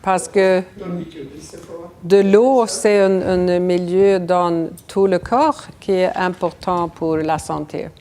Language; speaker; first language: French; non-native, fluent; Swedish